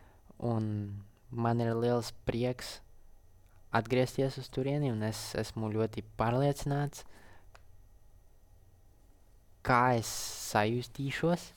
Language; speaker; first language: Latvian; non-native, local second language; Russian